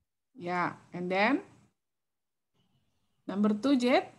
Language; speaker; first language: English; non-native, fluent; Indonesian